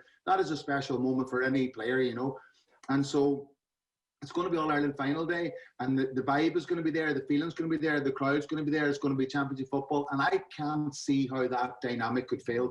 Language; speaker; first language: English; native; English